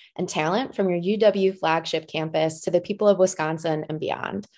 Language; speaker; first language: English; native; English